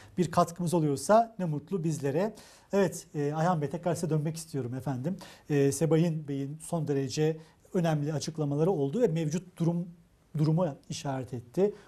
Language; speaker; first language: Turkish; native; Turkish